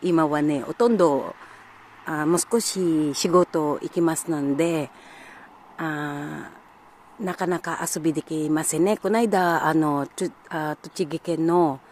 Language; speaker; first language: Japanese; non-native, learner; Filipino